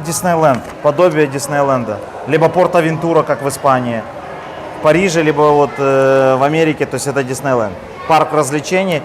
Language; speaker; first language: Russian; native; Russian